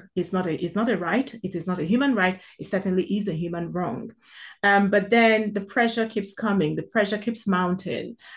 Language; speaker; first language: English; non-native, local second language; Igbo